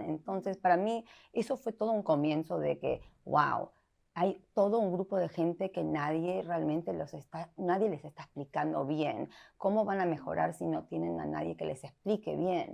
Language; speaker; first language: Spanish; early bilingual, heritage; Spanish